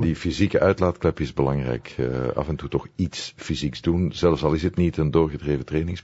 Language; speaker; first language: Dutch; native; Dutch